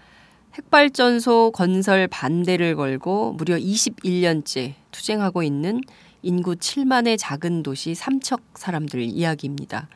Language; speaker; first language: Korean; native; Korean